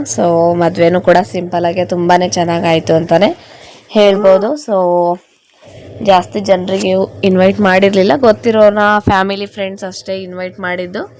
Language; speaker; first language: Kannada; non-native, local second language; Lambadi